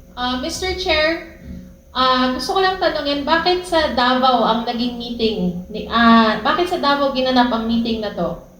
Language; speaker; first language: Filipino; native; Filipino